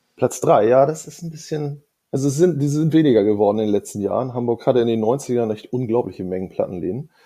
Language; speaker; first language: German; native; German